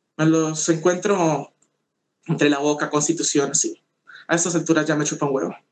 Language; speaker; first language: Spanish; native; Spanish